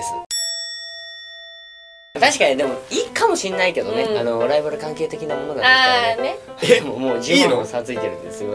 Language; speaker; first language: Japanese; native; Japanese